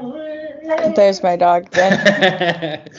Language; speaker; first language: English; native; English